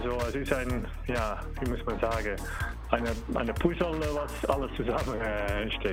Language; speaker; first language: German; non-native, learner; Dutch